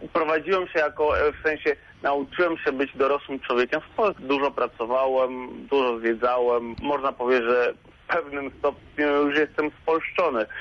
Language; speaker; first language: Polish; non-native, fluent; Spanish